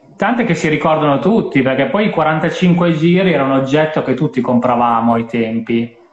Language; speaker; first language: Italian; native; Italian